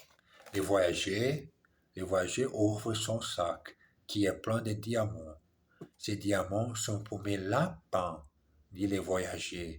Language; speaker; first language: French; non-native, learner; English